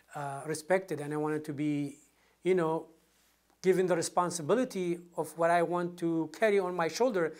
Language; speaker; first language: English; non-native, fluent; Kurdish